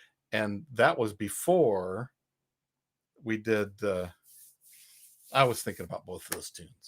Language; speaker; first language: English; native; English